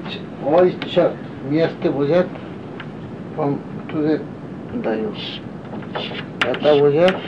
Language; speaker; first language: Russian; non-native, learner; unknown